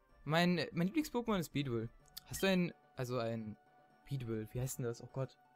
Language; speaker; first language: German; native; German